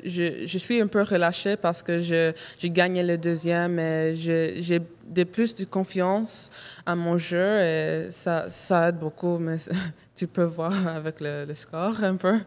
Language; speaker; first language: French; non-native, local second language; English